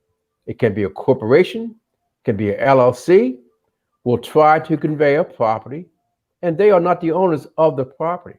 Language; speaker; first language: English; native; English